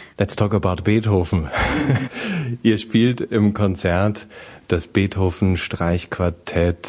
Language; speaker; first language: German; native; German